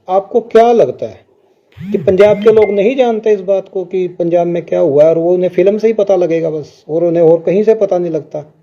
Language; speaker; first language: Hindi; non-native, local second language; Punjabi